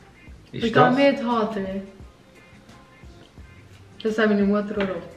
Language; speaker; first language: German; non-native, local second language; Albanian